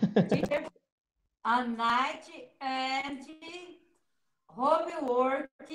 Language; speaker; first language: English; non-native, learner; Portuguese